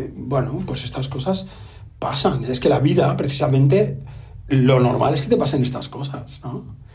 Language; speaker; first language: Spanish; native; Spanish